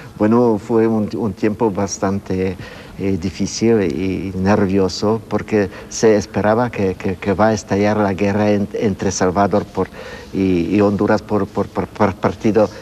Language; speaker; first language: Spanish; non-native, fluent; Polish